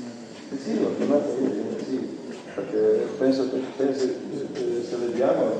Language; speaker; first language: Italian; non-native, learner; Croatian